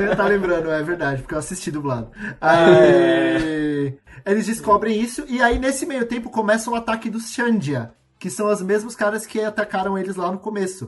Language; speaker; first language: Portuguese; native; Portuguese